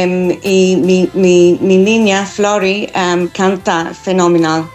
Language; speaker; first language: Spanish; non-native, fluent; English